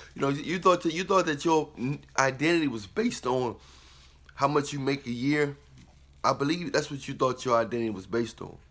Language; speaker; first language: English; native; English